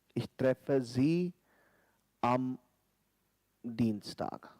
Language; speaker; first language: German; non-native, fluent; Hindi